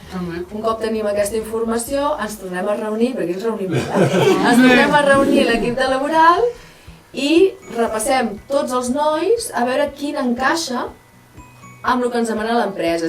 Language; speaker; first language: Catalan; native; Catalan